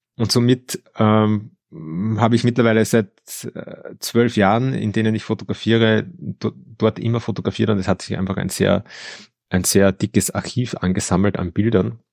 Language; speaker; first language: German; native; German